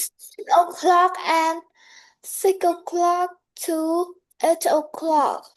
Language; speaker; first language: English; non-native, learner; Vietnamese